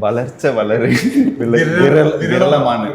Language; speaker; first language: Malayalam; non-native, learner; Tamil